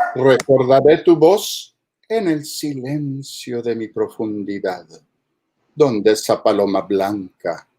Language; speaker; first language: Spanish; early bilingual, heritage; Spanish